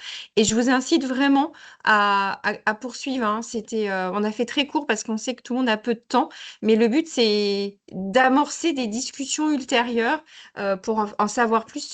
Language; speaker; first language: French; native; French